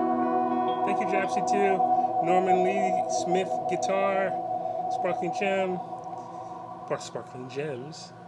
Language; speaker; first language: English; native; English